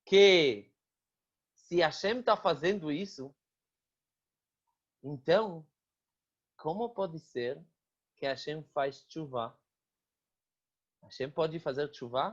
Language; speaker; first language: Portuguese; non-native, fluent; Hebrew